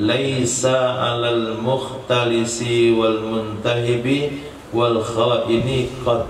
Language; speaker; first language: Arabic; non-native, fluent; Indonesian